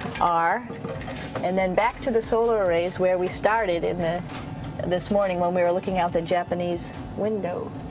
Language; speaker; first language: English; native; English